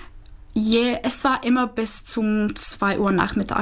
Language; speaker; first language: German; non-native, fluent; Czech